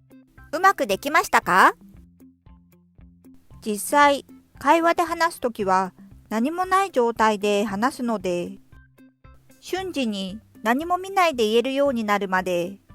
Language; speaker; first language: Japanese; non-native, fluent; Korean